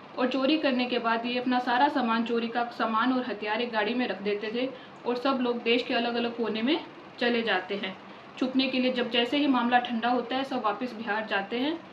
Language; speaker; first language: Hindi; non-native, local second language; Gujarati